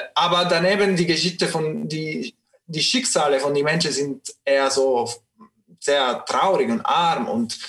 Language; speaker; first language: German; non-native, fluent; Italian